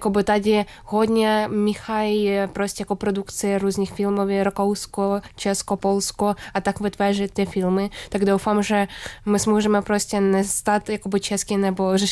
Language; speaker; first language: Czech; non-native, learner; Ukrainian